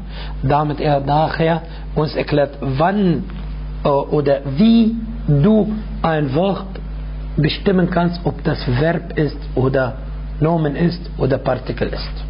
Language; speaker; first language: German; non-native, fluent; Arabic